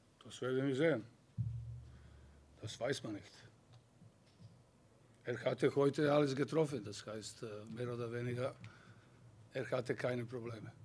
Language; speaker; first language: German; non-native, fluent; Serbian